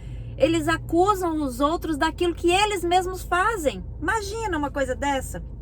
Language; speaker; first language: Portuguese; native; Portuguese